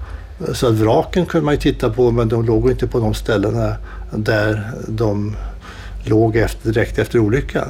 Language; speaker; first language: Swedish; native; Swedish